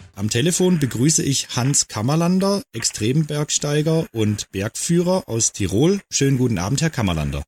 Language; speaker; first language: German; native; German